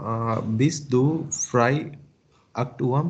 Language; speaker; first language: German; non-native, learner; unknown